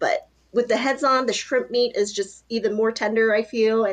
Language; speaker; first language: English; early bilingual, other home language; Chinese